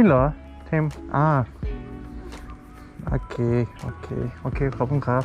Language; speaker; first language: Thai; non-native, learner; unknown